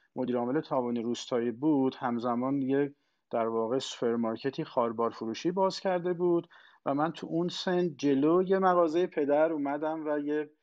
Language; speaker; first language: Persian; non-native, local second language; Azerbaijani